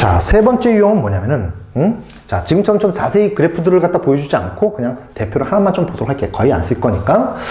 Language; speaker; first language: Korean; native; Korean